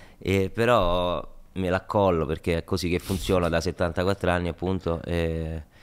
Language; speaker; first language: Italian; native; Italian